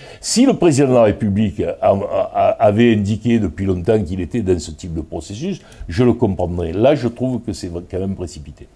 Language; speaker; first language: French; native; French